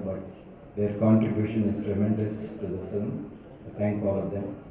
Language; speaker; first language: English; non-native, local second language; Tamil